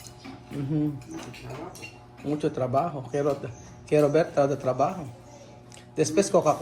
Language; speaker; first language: Spanish; non-native, learner; Filipino